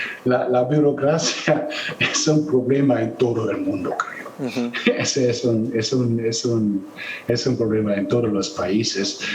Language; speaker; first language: Spanish; non-native, fluent; German